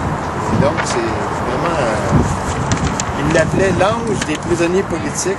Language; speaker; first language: French; native; French